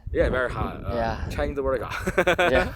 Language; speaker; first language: English; non-native, learner; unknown